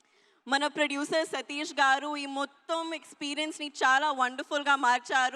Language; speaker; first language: Telugu; non-native, learner; Hindi